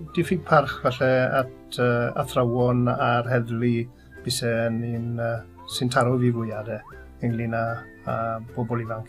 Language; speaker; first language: Welsh; native; Welsh